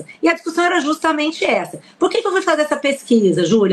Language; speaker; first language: Portuguese; native; Portuguese